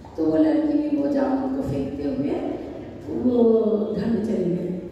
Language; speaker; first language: Hindi; non-native, local second language; Bangla